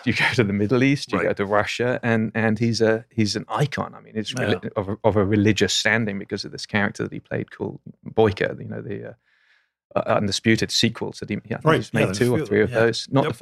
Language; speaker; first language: English; native; English